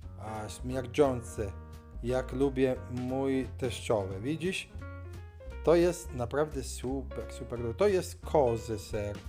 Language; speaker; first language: Polish; non-native, learner; Italian